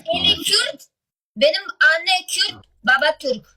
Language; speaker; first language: Turkish; non-native, learner; Russian